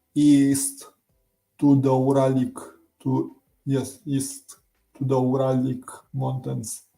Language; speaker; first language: English; non-native, learner; Romanian